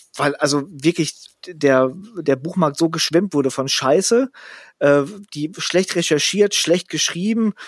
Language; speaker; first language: German; native; German